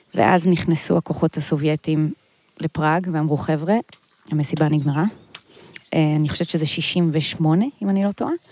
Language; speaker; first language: Hebrew; native; Hebrew